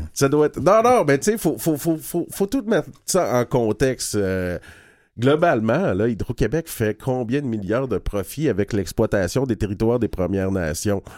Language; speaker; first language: French; native; French